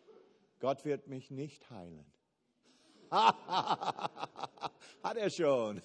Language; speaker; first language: German; non-native, fluent; English